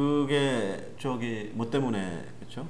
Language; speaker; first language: Korean; native; Korean